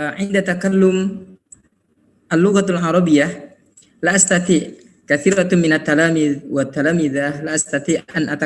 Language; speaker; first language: Arabic; non-native, learner; Indonesian